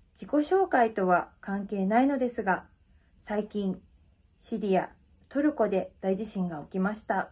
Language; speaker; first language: Japanese; native; Japanese